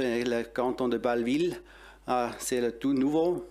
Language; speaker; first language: French; non-native, local second language; German